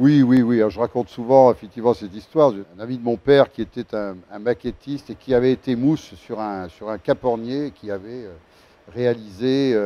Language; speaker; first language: French; native; French